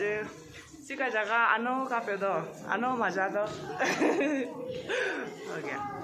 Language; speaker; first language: Hindi; non-native, local second language; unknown